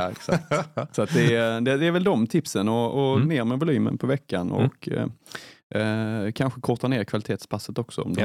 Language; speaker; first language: Swedish; native; Swedish